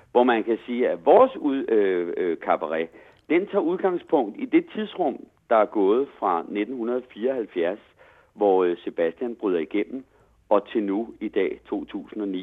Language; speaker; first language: Danish; native; Danish